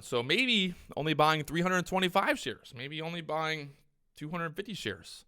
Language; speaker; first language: English; native; English